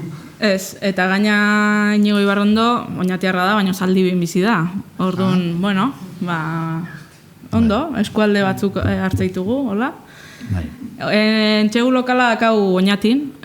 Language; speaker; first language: Basque; native; Basque